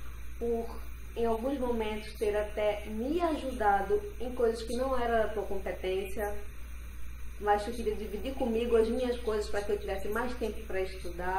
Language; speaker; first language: Portuguese; native; Portuguese